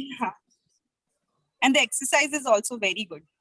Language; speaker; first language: English; non-native, local second language; Hindi